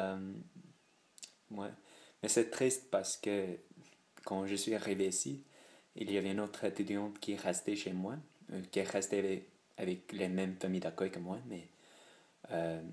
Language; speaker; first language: French; non-native, learner; English